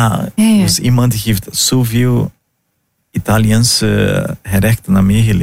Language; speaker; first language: Dutch; non-native, learner; Portuguese